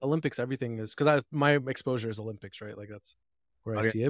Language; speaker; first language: English; native; English